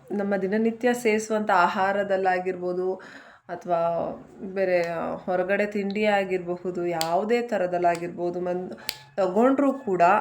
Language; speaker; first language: Kannada; native; Kannada